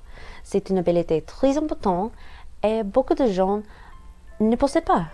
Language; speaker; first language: French; non-native, learner; English